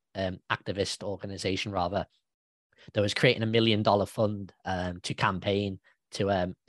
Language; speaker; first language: English; native; English